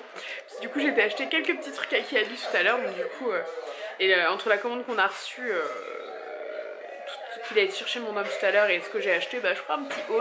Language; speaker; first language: French; native; French